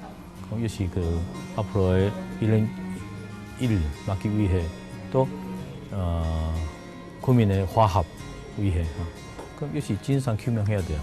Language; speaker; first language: Korean; non-native, fluent; Chinese